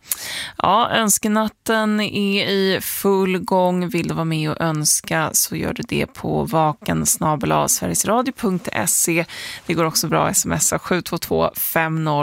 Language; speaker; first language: Swedish; native; Swedish